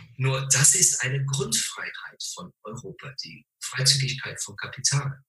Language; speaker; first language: German; non-native, fluent; English